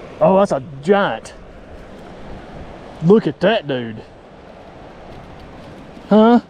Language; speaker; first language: English; native; English